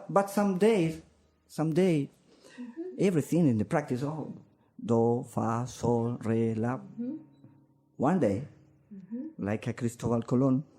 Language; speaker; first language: English; non-native, learner; Spanish